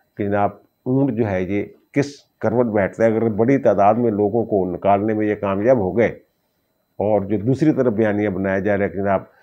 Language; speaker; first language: Urdu; non-native, local second language; Punjabi